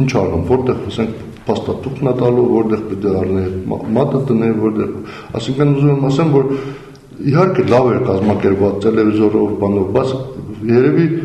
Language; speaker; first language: Armenian; native; Armenian